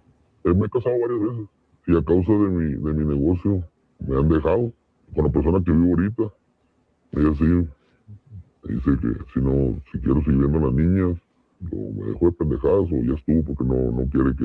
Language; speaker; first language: Spanish; native; Spanish